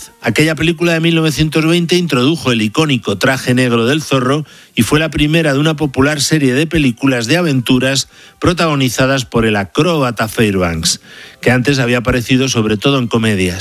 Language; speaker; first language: Spanish; native; Spanish